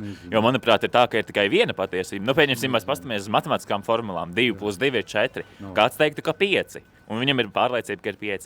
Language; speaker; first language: Latvian; native; Latvian